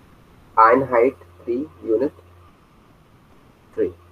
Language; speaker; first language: German; non-native, fluent; Hindi